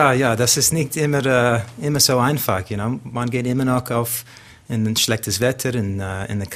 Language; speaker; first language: German; non-native, learner; English